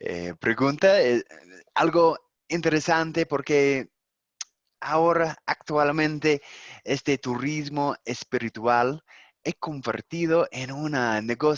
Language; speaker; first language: Spanish; non-native, fluent; English